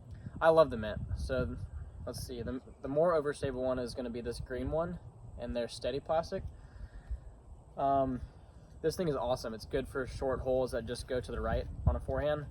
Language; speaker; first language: English; native; English